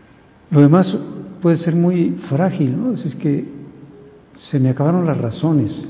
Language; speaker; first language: Spanish; native; Spanish